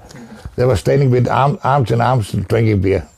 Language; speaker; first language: English; non-native, fluent; Danish